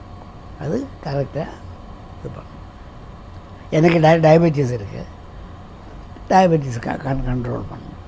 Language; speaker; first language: Tamil; non-native, local second language; Malayalam